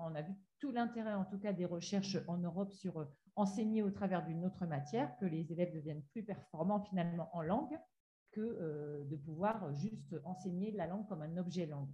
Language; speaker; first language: French; native; French